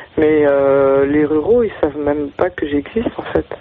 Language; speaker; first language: French; native; French